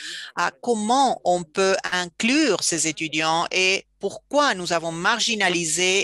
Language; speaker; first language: French; non-native, fluent; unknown